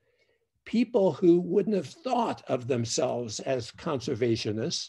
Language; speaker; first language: English; native; English